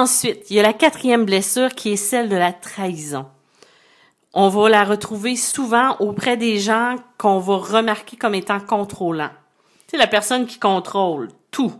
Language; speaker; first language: French; native; French